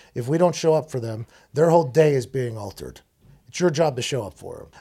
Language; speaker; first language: English; native; English